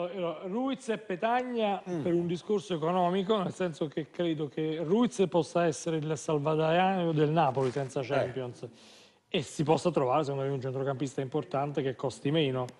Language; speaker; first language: Italian; native; Italian